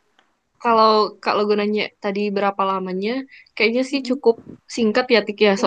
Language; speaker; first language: Indonesian; native; Indonesian